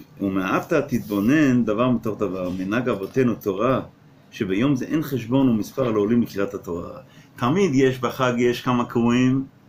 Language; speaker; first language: Hebrew; non-native, fluent; English